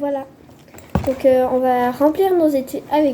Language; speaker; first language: French; native; French